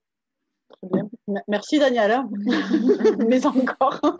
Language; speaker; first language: French; native; French